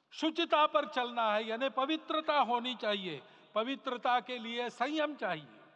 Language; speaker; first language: Hindi; non-native, local second language; Marathi